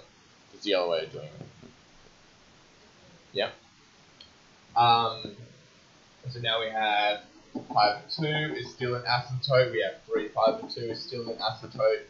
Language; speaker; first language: English; native; English